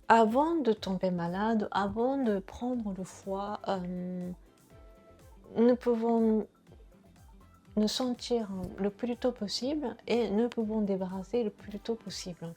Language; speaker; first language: French; non-native, fluent; Japanese